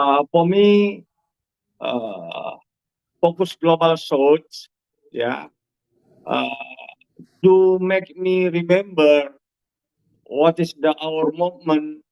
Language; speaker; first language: English; non-native, learner; Indonesian